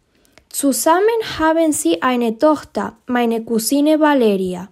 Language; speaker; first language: German; early bilingual, heritage; German